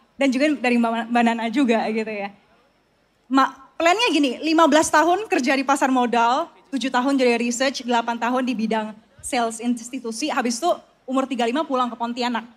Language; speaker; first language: Indonesian; native; Indonesian